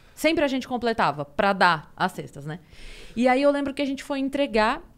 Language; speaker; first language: Portuguese; native; Portuguese